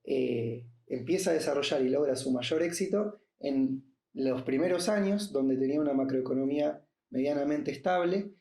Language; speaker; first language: Spanish; native; Spanish